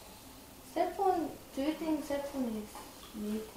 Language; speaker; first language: English; non-native, learner; Korean